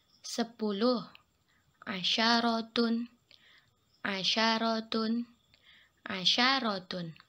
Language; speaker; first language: Arabic; non-native, fluent; Indonesian